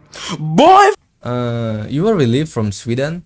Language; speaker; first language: English; non-native, learner; Indonesian